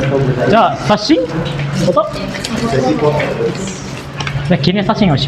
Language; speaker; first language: Japanese; non-native, fluent; Indonesian